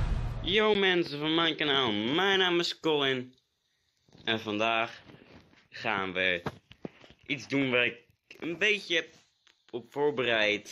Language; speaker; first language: Dutch; native; Dutch